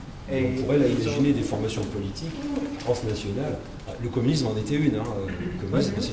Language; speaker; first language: French; native; French